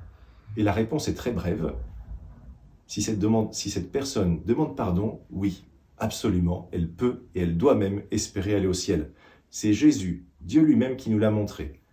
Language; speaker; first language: French; native; French